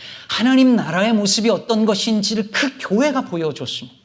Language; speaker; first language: Korean; native; Korean